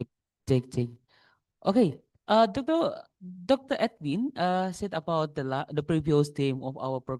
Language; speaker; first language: English; non-native, local second language; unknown